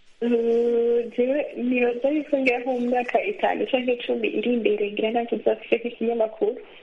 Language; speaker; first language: Rundi; native; Rundi